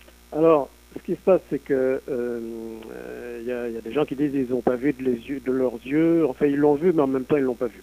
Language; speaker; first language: French; native; French